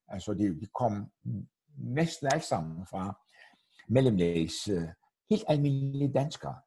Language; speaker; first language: Danish; non-native, fluent; Turkish